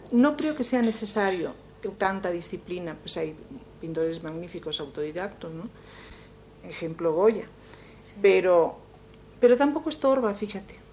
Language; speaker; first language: Spanish; native; Spanish